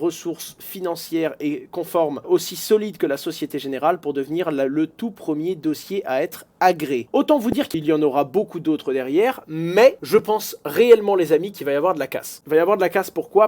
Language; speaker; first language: French; native; French